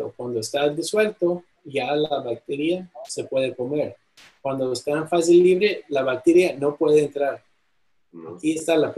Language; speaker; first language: Spanish; non-native, fluent; English